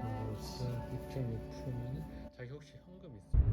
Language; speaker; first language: Korean; native; Korean